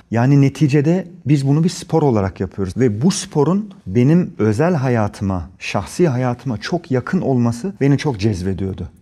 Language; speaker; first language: Turkish; early bilingual, heritage; Turkish